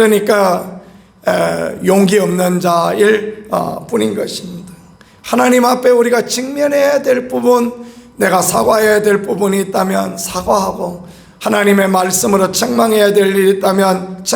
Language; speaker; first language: Korean; native; Korean